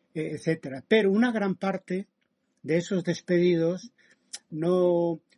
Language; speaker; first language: Spanish; native; Spanish